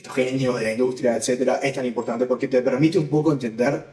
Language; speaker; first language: Spanish; native; Spanish